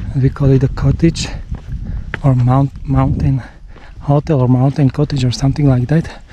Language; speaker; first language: English; non-native, fluent; Slovak